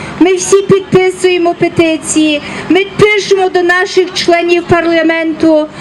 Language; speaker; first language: Ukrainian; early bilingual, heritage; Ukrainian